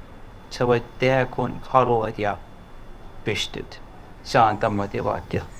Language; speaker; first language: Finnish; non-native, learner; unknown